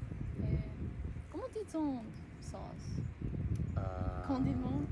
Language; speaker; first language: French; non-native, learner; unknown